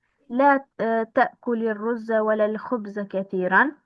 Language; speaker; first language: Arabic; non-native, learner; Albanian